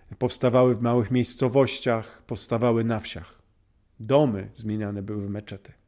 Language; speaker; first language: Polish; native; Polish